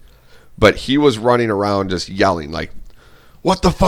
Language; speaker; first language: English; native; English